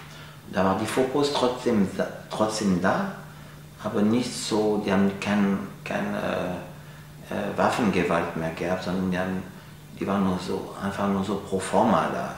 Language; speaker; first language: German; non-native, fluent; French